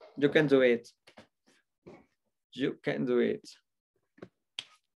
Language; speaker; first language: English; non-native, fluent; Spanish